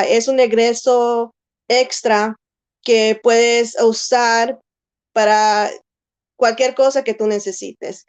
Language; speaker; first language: Spanish; early bilingual, heritage; Spanish